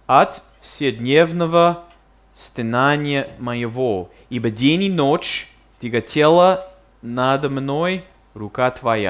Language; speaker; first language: Russian; non-native, fluent; English